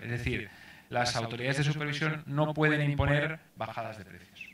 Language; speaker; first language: Spanish; native; Spanish